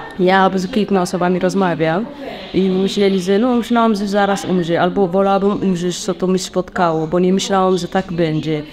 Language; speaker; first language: Polish; non-native, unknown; Tigrinya